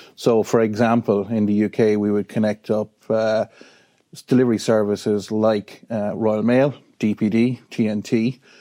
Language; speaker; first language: English; native; English